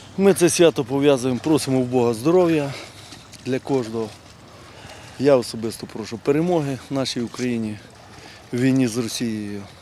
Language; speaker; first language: Ukrainian; native; Ukrainian